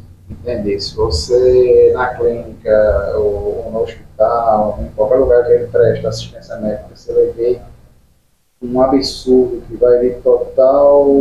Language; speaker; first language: Portuguese; native; Portuguese